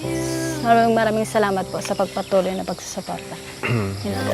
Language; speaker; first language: Filipino; native; Filipino